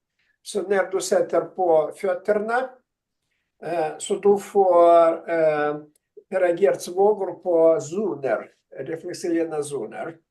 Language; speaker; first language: Swedish; non-native, learner; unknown